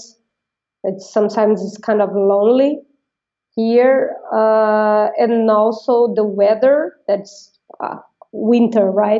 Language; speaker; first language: English; non-native, fluent; Portuguese